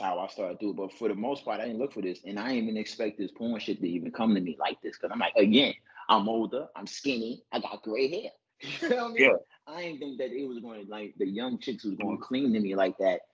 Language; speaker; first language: English; native; English